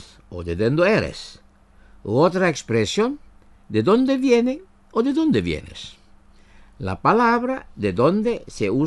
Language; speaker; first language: Spanish; non-native, fluent; Indonesian